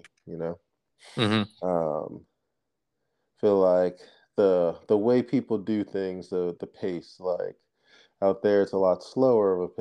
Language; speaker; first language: English; native; English